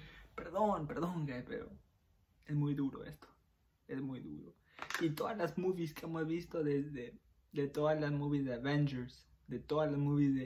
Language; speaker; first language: Spanish; early bilingual, heritage; Spanish